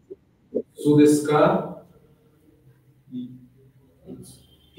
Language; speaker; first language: Japanese; non-native, learner; Bangla